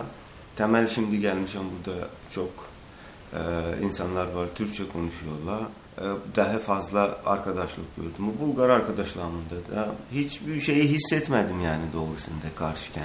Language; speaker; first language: Turkish; non-native, learner; Azerbaijani